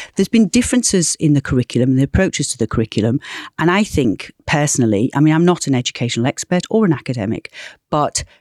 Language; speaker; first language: English; native; English